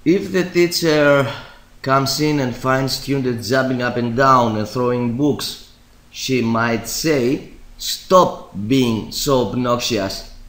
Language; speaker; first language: English; non-native, fluent; Greek